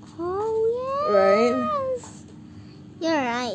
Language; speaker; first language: English; early bilingual, other home language; Indonesian